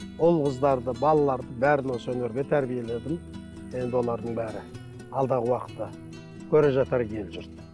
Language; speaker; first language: Kazakh; native; Kazakh